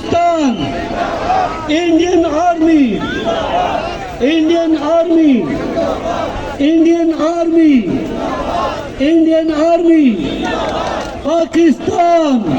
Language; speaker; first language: Hindi; non-native, local second language; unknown